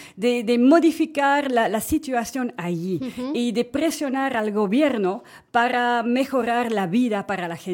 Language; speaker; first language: Spanish; non-native, fluent; French